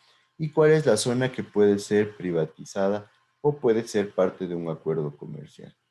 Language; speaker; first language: Spanish; native; Spanish